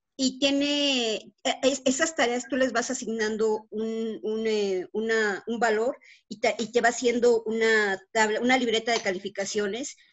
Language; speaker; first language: Spanish; native; Spanish